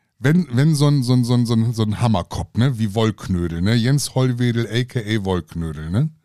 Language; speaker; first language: German; native; German